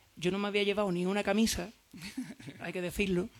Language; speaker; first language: Spanish; native; Spanish